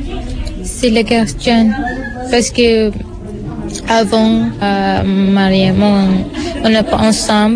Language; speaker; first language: French; non-native, learner; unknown